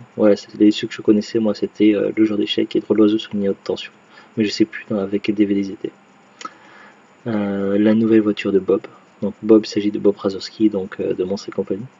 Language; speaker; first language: French; native; French